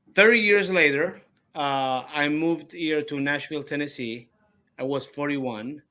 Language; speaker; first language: English; non-native, learner; Italian